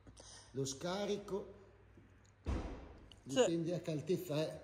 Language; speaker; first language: Italian; native; Italian